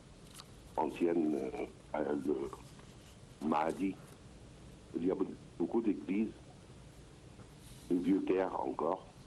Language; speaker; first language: French; non-native, learner; Arabic